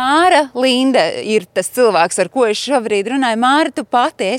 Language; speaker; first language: Latvian; native; Latvian